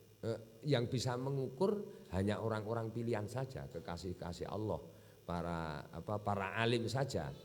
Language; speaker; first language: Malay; non-native, local second language; Javanese